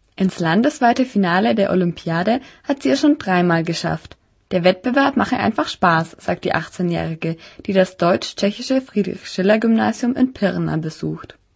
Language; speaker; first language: German; native; German